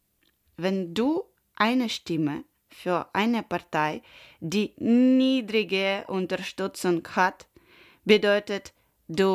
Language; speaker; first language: German; non-native, learner; Ukrainian